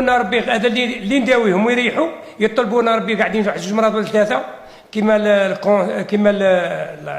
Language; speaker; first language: Arabic; native; Arabic